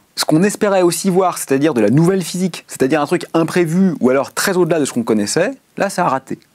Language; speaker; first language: French; native; French